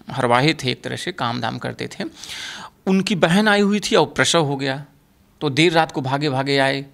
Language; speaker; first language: Hindi; native; Hindi